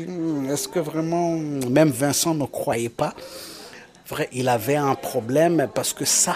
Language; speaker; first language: French; non-native, local second language; Kinyarwanda